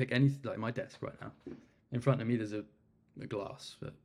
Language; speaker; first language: English; native; English